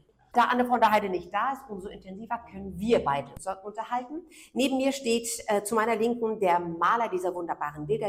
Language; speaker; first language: German; native; German